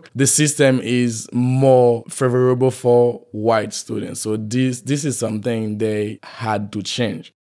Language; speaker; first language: English; non-native, fluent; Haitian Creole